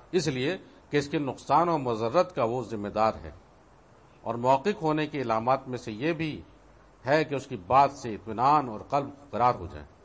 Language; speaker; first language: Urdu; native; Urdu